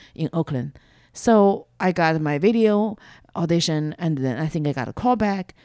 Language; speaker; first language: English; non-native, fluent; Chinese